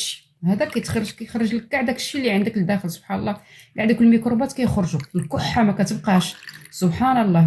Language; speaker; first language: Arabic; native; Arabic